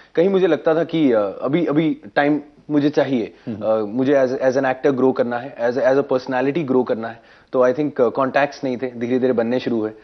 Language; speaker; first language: Hindi; native; Hindi